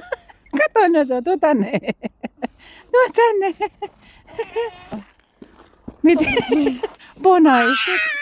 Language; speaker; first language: Finnish; non-native, learner; Filipino